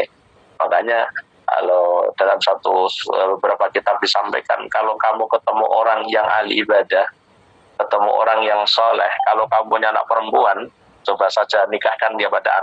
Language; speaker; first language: Indonesian; native; Indonesian